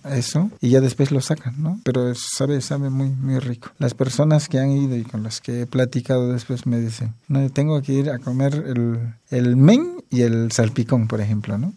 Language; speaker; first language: Spanish; non-native, local second language; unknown